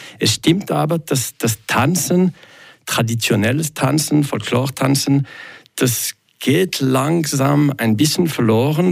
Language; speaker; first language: German; non-native, local second language; French